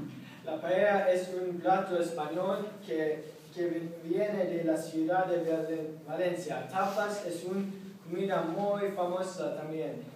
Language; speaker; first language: Spanish; non-native, learner; Swedish